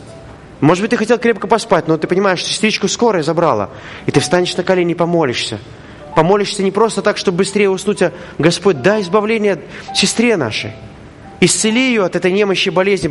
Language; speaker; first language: Russian; native; Russian